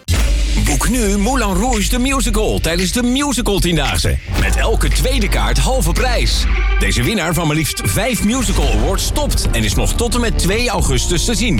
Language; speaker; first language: Dutch; native; Dutch